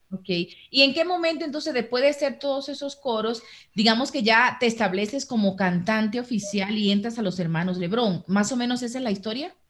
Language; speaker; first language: Spanish; native; Spanish